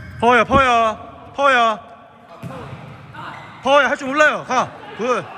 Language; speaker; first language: Korean; native; Korean